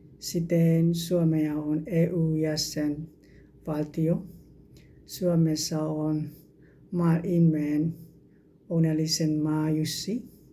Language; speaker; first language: Finnish; non-native, learner; Burmese